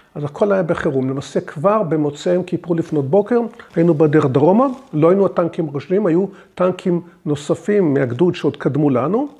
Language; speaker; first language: Hebrew; early bilingual, other home language; English